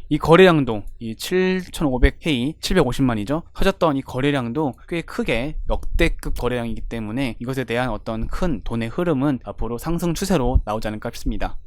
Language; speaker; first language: Korean; native; Korean